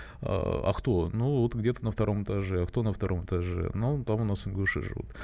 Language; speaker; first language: Russian; native; Russian